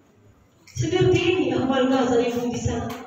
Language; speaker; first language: Indonesian; non-native, learner; Arabic